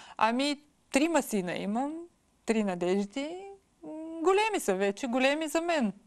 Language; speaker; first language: Bulgarian; early bilingual, heritage; Bulgarian